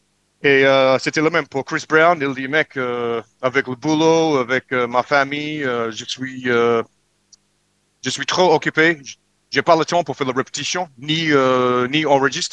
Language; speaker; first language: French; non-native, learner; English